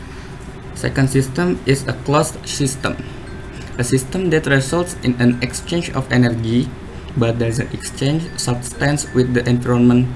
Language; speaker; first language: English; non-native, learner; Indonesian